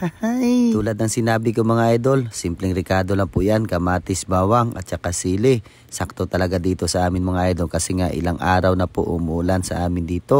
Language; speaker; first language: Filipino; native; Filipino